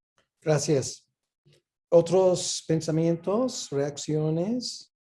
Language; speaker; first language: Spanish; non-native, fluent; English